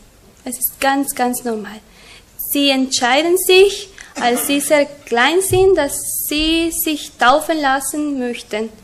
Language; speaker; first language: German; non-native, learner; Spanish